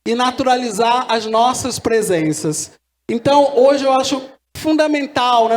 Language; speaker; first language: Portuguese; native; Portuguese